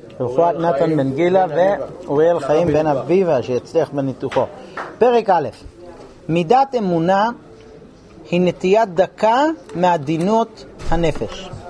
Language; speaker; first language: Hebrew; non-native, fluent; English